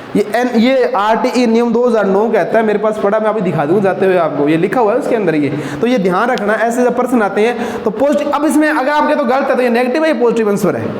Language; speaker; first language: Hindi; non-native, local second language; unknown